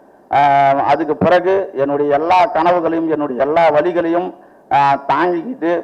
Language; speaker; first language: Tamil; native; Tamil